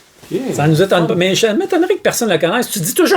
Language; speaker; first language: French; native; French